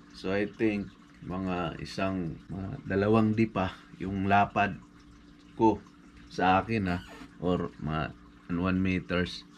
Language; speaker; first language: Filipino; non-native, local second language; Cebuano